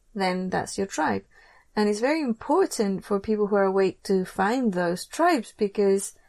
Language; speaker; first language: English; native; English